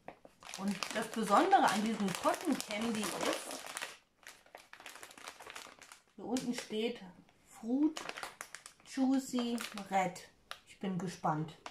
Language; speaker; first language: German; native; German